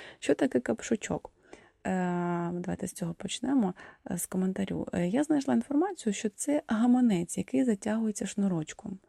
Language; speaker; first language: Ukrainian; non-native, local second language; Russian